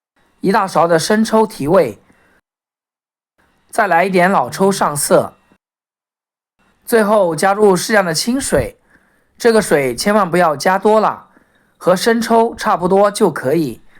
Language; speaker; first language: Chinese; native; Chinese